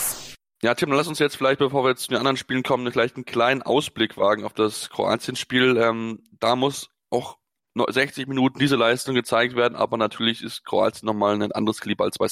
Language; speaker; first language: German; native; German